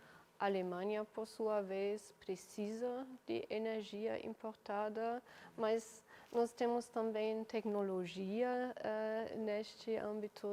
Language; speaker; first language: Portuguese; non-native, fluent; German